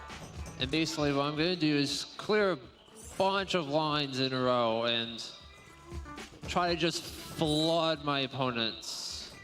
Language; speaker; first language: English; native; English